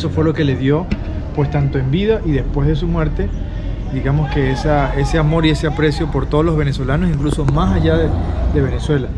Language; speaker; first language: Spanish; native; Spanish